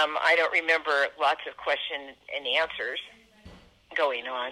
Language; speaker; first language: English; native; English